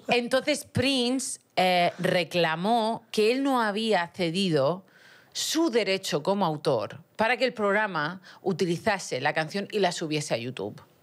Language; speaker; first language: Spanish; native; Spanish